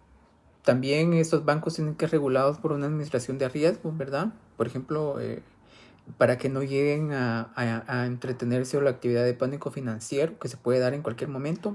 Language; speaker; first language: Spanish; native; Spanish